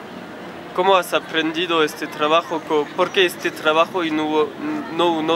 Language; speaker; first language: Spanish; non-native, fluent; French